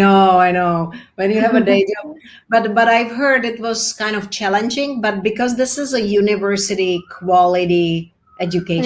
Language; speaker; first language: English; non-native, fluent; Czech